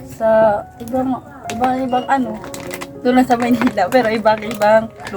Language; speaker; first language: Filipino; non-native, local second language; Cebuano